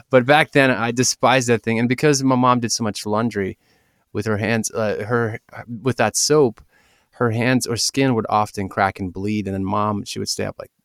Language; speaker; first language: English; early bilingual, other home language; Russian